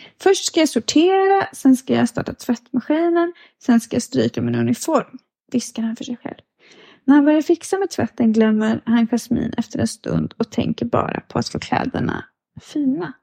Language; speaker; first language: Swedish; native; Swedish